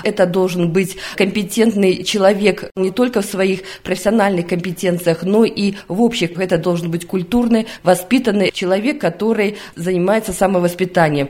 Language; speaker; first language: Russian; native; Russian